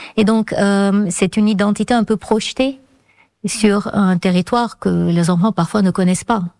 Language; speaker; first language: French; non-native, fluent; Armenian